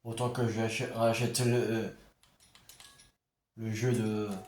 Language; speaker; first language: French; native; French